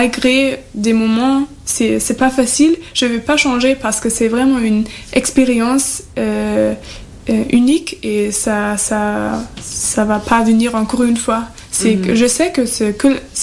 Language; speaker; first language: French; non-native, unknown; German